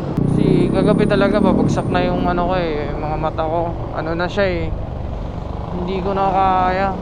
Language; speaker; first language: Filipino; non-native, local second language; Cebuano